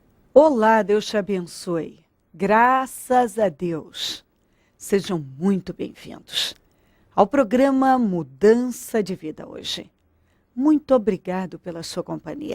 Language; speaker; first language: Portuguese; native; Portuguese